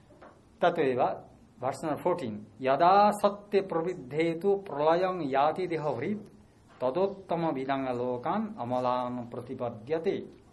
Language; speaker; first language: Japanese; non-native, learner; Bangla